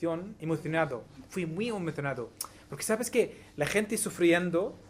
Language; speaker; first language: Spanish; non-native, learner; Arabic